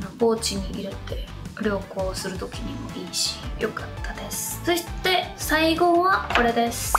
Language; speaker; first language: Japanese; non-native, fluent; Korean